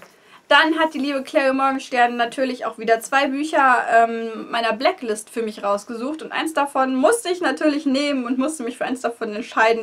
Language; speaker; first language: German; native; German